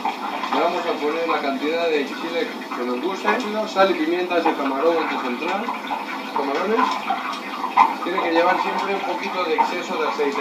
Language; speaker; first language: Spanish; native; Spanish